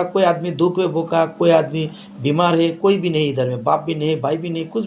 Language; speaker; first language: Hindi; non-native, fluent; Bangla